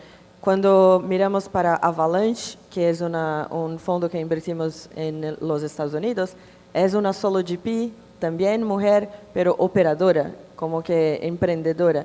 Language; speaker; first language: Spanish; non-native, fluent; Portuguese